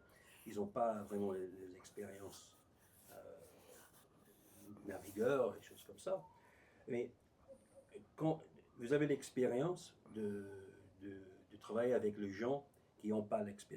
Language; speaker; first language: French; non-native, learner; English